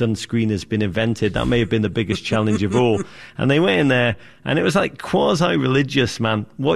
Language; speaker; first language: English; native; English